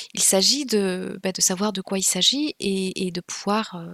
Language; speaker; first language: French; non-native, local second language; Kinyarwanda